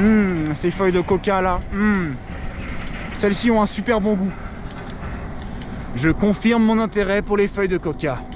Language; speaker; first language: French; native; French